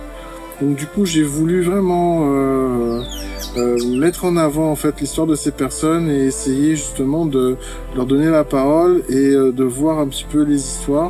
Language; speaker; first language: French; native; French